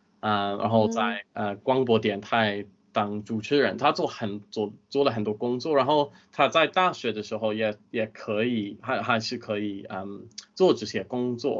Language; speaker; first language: Chinese; non-native, fluent; English